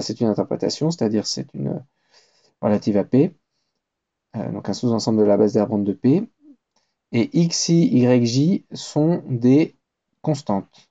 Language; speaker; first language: French; native; French